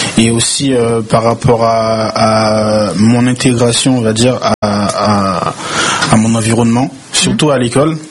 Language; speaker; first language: French; early bilingual, other home language; Haitian Creole